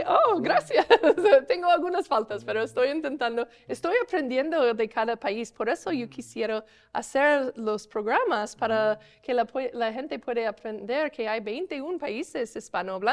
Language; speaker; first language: Spanish; non-native, learner; English